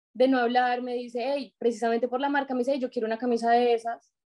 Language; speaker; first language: Spanish; native; Spanish